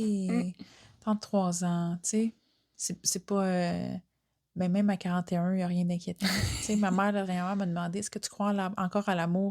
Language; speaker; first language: French; native; French